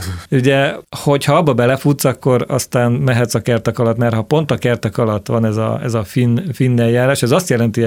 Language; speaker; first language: Hungarian; native; Hungarian